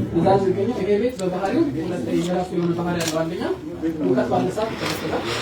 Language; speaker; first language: Amharic; non-native, local second language; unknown